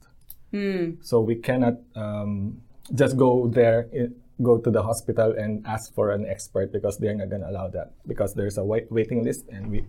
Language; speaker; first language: English; non-native, local second language; Filipino